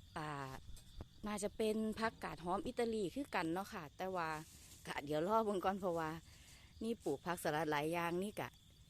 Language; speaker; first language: Thai; native; Thai